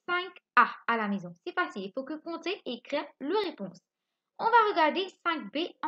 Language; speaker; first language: French; non-native, local second language; Morisyen